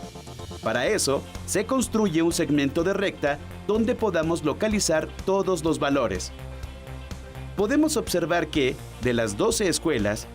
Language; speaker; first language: Spanish; native; Spanish